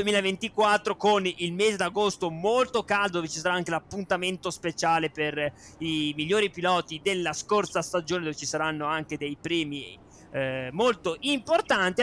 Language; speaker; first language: Italian; native; Italian